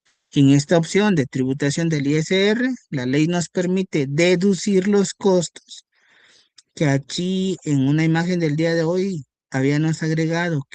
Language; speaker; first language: Spanish; native; Spanish